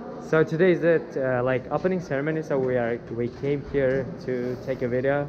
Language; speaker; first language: English; non-native, learner; Uzbek